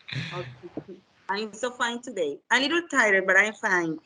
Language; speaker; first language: English; non-native, learner; Spanish